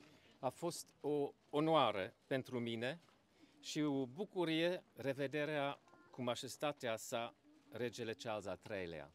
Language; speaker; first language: Romanian; non-native, fluent; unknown